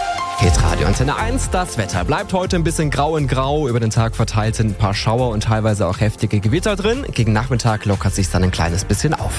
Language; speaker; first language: German; native; German